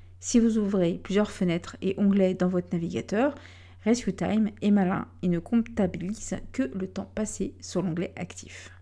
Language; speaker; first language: French; native; French